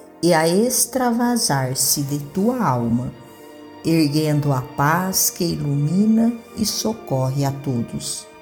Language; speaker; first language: Portuguese; native; Portuguese